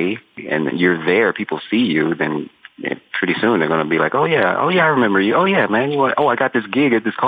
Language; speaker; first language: English; native; English